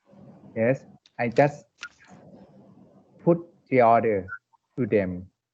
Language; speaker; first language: English; non-native, learner; Thai